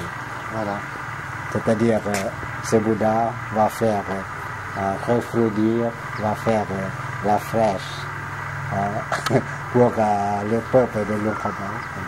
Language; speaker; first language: French; non-native, fluent; Lao